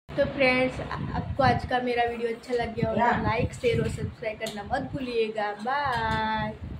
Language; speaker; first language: Hindi; non-native, local second language; Gujarati